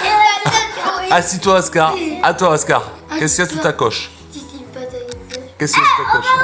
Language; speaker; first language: French; native; French